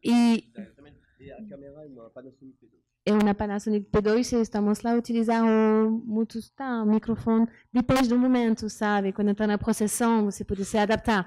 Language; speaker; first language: Portuguese; non-native, learner; French